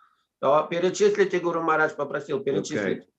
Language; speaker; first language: Russian; native; Russian